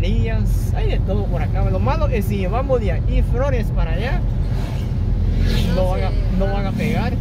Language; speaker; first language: Spanish; native; Spanish